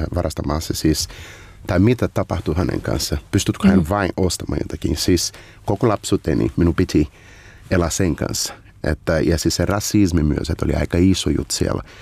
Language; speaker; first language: Finnish; non-native, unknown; Portuguese